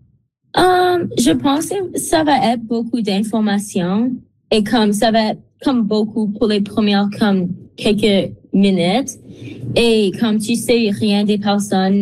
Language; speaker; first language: French; non-native, local second language; English